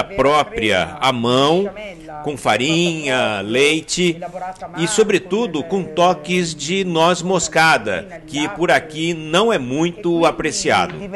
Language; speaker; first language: Portuguese; non-native, fluent; Italian